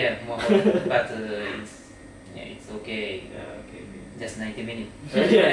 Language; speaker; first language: English; non-native, learner; Japanese